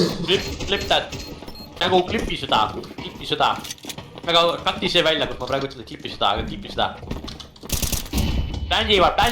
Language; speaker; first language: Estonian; native; Estonian